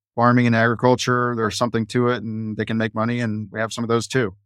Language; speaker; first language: English; native; English